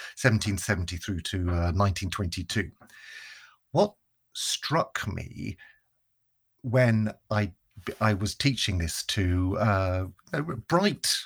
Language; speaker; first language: English; native; English